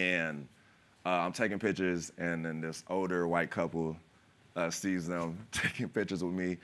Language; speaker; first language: English; native; English